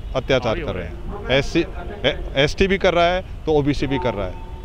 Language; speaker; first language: Hindi; native; Hindi